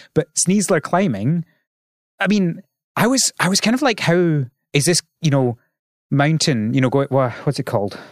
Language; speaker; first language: English; native; English